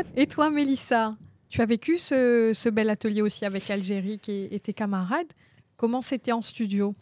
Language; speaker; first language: French; non-native, local second language; Réunion Creole French